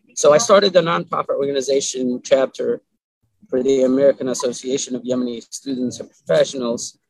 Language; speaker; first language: English; early bilingual, other home language; Arabic